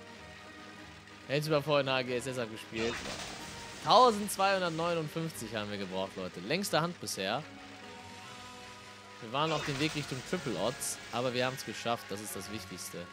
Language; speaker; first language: German; native; German